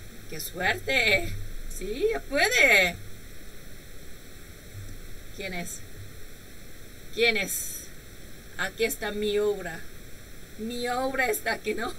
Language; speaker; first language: Spanish; non-native, learner; Korean